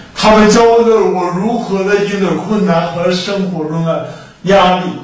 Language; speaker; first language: Chinese; native; Chinese